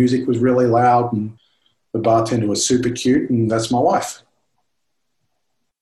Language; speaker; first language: English; native; English